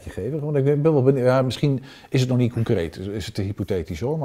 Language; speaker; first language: Dutch; native; Dutch